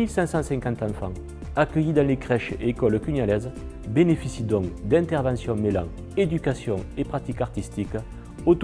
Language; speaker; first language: French; native; French